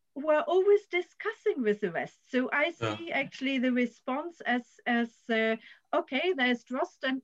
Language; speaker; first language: English; non-native, fluent; German